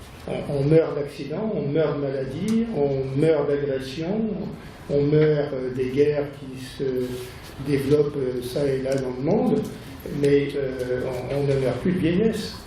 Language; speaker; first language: French; native; French